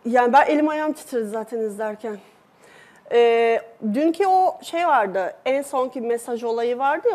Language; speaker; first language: Turkish; native; Turkish